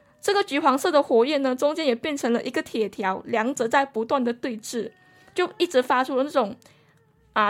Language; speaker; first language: Chinese; native; Chinese